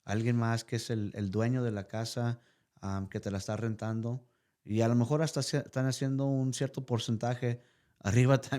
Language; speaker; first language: Spanish; early bilingual, heritage; Spanish